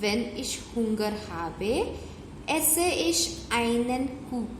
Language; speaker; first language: German; non-native, fluent; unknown